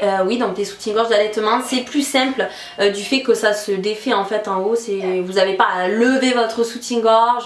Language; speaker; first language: French; native; French